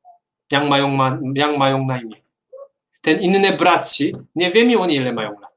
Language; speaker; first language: Polish; non-native, fluent; Korean